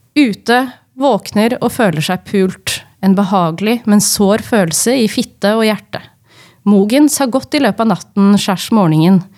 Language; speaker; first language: Norwegian; native; Norwegian